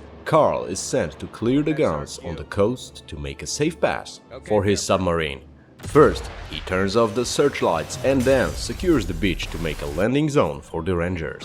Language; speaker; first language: English; non-native, fluent; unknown